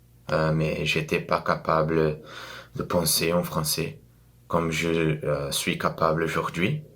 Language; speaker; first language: French; non-native, learner; Portuguese